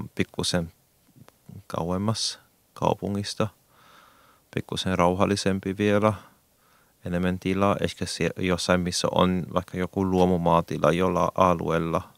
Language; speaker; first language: Finnish; non-native, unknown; German